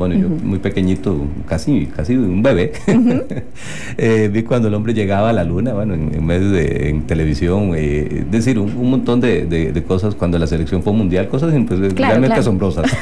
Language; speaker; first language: Spanish; native; Spanish